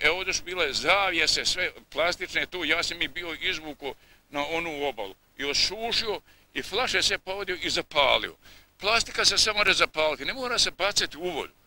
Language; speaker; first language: Bosnian; native; Bosnian